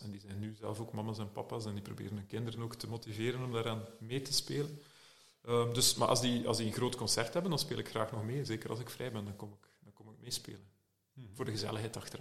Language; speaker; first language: Dutch; native; Dutch